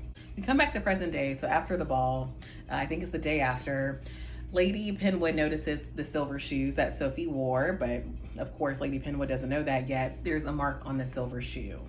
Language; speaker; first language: English; native; English